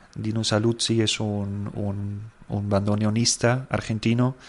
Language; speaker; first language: Spanish; non-native, fluent; German